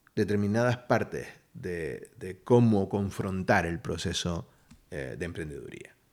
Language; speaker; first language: Spanish; native; Spanish